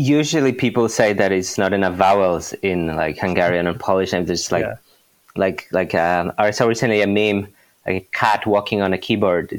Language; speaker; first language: English; non-native, fluent; Polish